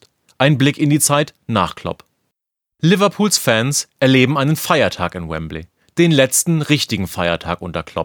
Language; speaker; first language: German; native; German